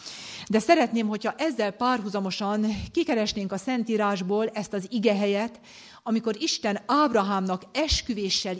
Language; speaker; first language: Hungarian; native; Hungarian